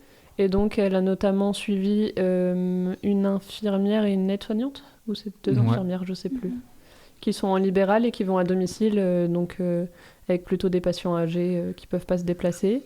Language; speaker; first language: French; native; French